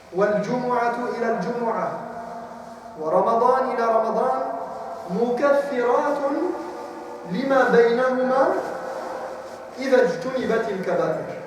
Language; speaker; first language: Arabic; non-native, fluent; French